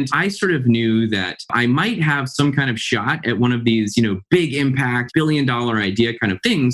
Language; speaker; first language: English; native; English